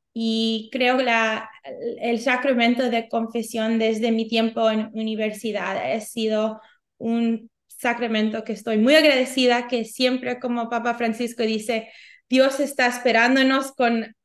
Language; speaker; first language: Spanish; early bilingual, heritage; Spanish